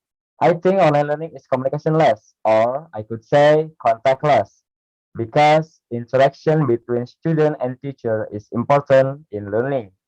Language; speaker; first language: English; non-native, learner; Indonesian